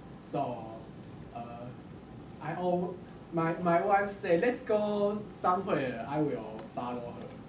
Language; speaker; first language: English; non-native, learner; Chinese